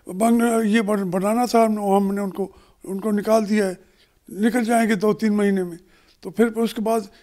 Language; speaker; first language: Urdu; native; Urdu